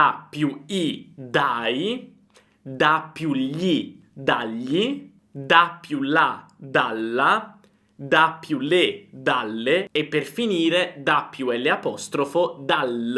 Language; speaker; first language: Italian; native; Italian